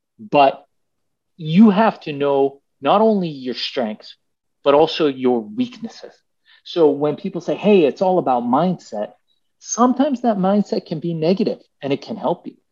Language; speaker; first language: English; early bilingual, other home language; Persian